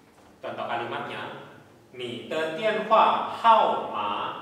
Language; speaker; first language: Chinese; non-native, fluent; Indonesian